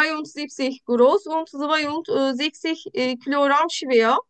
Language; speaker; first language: German; non-native, learner; Turkish